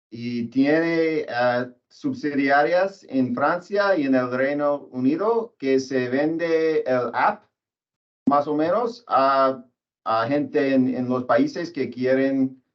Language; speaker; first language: Spanish; non-native, learner; English